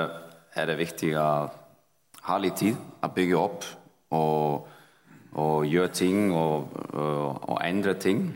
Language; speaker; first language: Danish; non-native, fluent; Icelandic